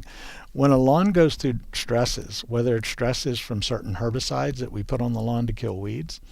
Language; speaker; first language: English; native; English